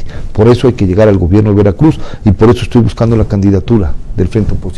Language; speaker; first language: Spanish; native; Spanish